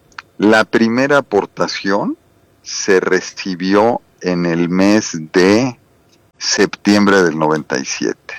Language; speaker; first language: Spanish; native; Spanish